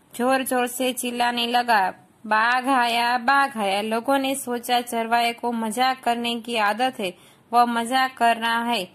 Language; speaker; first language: Hindi; non-native, local second language; Gujarati